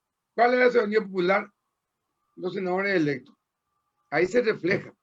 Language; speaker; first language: Spanish; native; Spanish